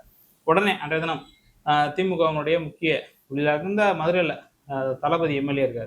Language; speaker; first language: Tamil; native; Tamil